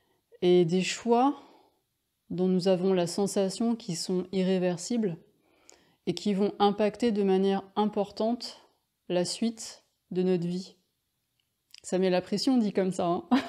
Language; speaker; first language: French; native; French